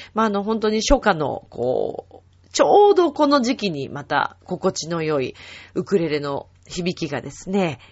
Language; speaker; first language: Japanese; native; Japanese